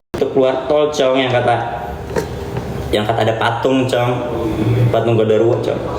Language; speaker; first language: Indonesian; native; Indonesian